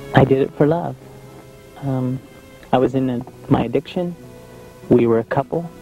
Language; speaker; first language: English; native; English